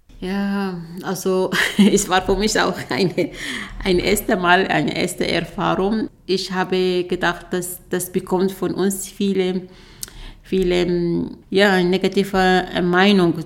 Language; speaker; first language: German; non-native, learner; Arabic